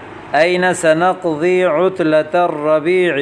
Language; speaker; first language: Arabic; non-native, fluent; Urdu